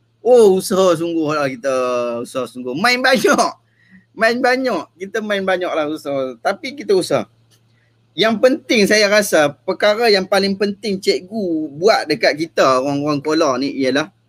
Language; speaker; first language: Malay; native; Malay